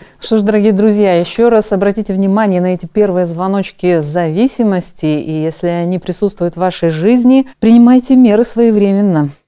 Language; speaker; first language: Russian; native; Russian